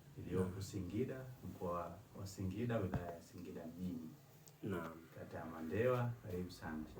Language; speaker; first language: Swahili; non-native, local second language; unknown